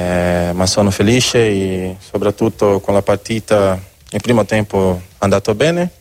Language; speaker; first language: Italian; non-native, learner; Spanish